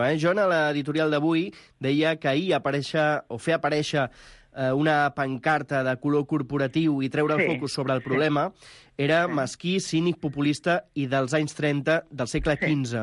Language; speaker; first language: Catalan; native; Catalan